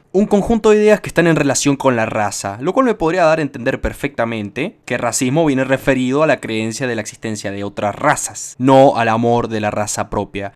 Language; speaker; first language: Spanish; native; Spanish